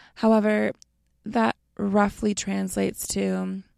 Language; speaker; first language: English; native; English